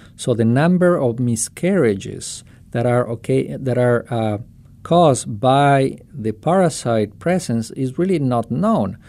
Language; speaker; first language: English; non-native, fluent; Spanish